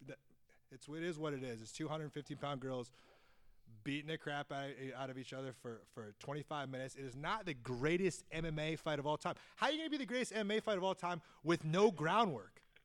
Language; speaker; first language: English; native; English